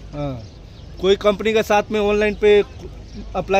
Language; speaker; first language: Hindi; native; Hindi